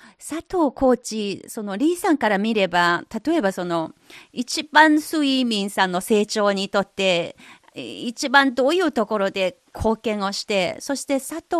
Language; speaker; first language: Japanese; non-native, fluent; Chinese